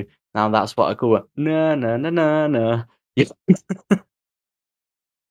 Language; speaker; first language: English; native; English